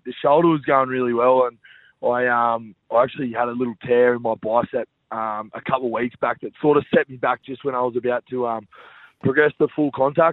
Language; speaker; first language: English; native; English